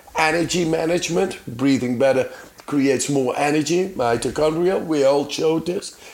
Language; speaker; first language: English; non-native, fluent; Dutch